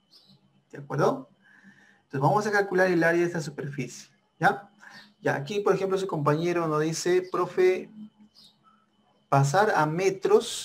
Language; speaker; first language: Spanish; native; Spanish